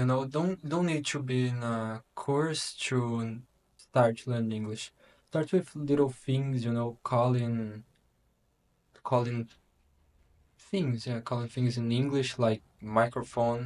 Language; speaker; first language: English; non-native, learner; Portuguese